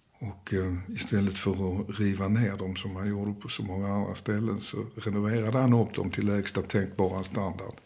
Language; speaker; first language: Swedish; early bilingual, other home language; Danish